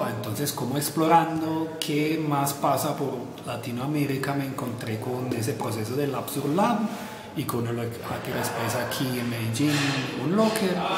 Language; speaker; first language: Spanish; non-native, fluent; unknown